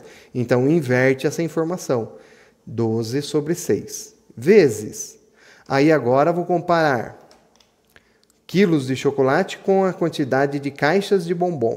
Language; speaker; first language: Portuguese; native; Portuguese